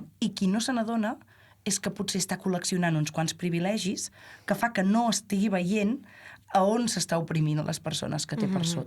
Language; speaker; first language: Catalan; native; Catalan